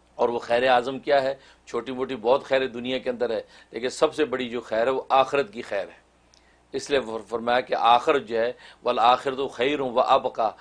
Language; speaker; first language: Hindi; non-native, local second language; Kashmiri